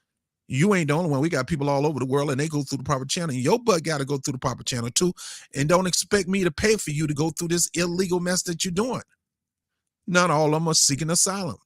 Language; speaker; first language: English; native; English